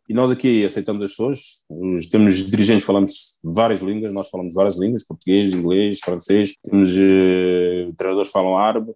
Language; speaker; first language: Portuguese; early bilingual, other home language; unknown